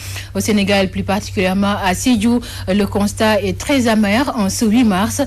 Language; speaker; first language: French; non-native, local second language; Wolof